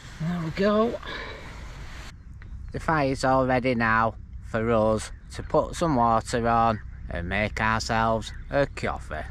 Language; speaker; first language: English; native; English